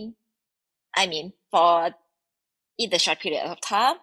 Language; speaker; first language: English; non-native, learner; Thai